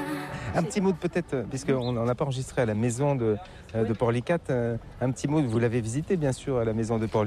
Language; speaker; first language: French; native; French